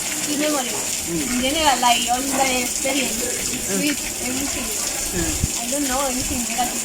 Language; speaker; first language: English; non-native, learner; Spanish